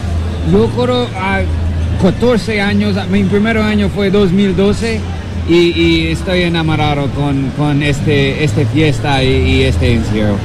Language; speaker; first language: Spanish; non-native, learner; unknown